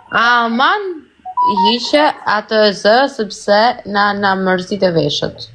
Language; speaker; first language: Albanian; native; Albanian